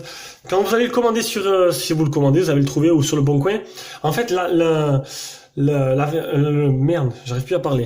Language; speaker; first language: French; native; French